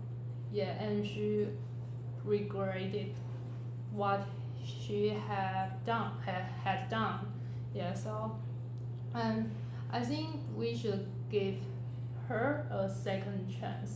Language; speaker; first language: English; non-native, learner; Chinese